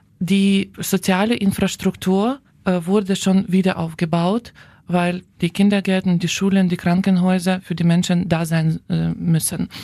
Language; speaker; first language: German; non-native, fluent; Ukrainian